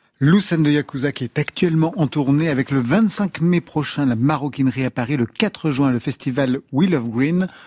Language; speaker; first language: French; native; French